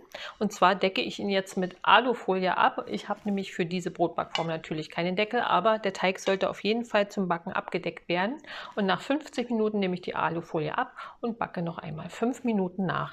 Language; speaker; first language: German; native; German